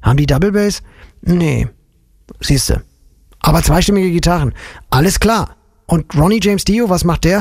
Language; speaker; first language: German; native; German